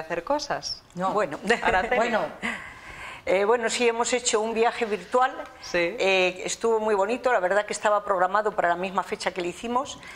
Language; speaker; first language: Spanish; native; Spanish